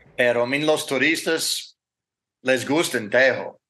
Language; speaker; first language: Spanish; non-native, learner; English